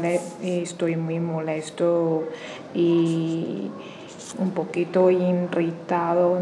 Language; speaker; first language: Spanish; non-native, learner; Chinese